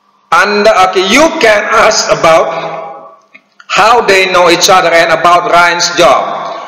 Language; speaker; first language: English; non-native, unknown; Indonesian